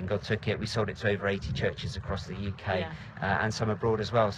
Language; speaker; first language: English; native; English